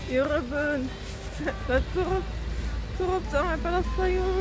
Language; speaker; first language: Korean; non-native, fluent; Dutch